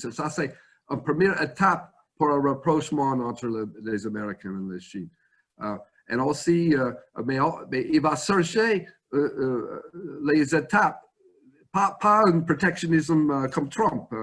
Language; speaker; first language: French; non-native, fluent; English